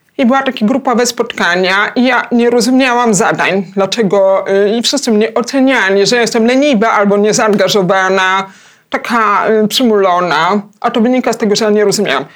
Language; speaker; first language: Polish; early bilingual, heritage; Polish